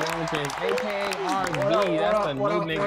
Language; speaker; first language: English; native; English